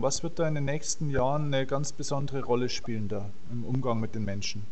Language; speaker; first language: German; native; German